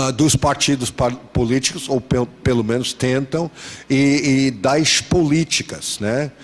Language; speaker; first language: Portuguese; non-native, fluent; English